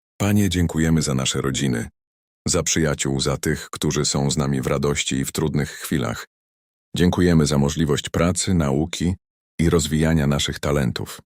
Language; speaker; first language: Polish; native; Polish